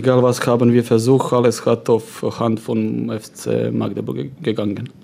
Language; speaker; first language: German; non-native, fluent; Croatian